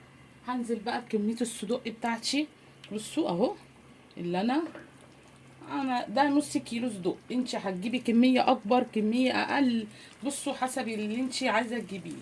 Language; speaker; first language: Arabic; native; Arabic